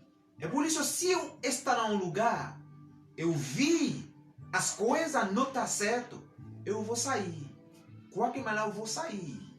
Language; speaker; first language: Portuguese; non-native, learner; Haitian Creole